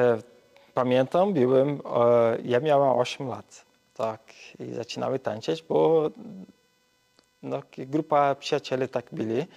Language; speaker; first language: Polish; early bilingual, heritage; Portuguese